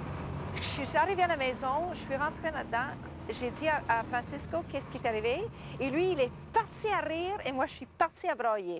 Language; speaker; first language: French; non-native, local second language; English